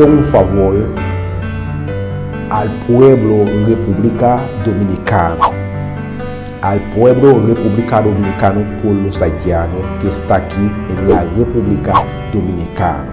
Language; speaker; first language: Spanish; non-native, learner; Haitian Creole